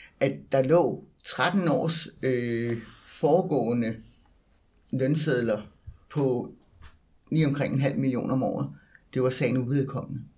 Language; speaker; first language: Danish; native; Danish